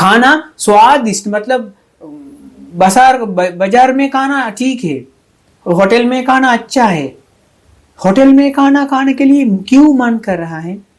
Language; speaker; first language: Hindi; non-native, fluent; Sinhala